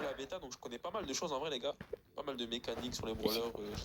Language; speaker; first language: French; native; French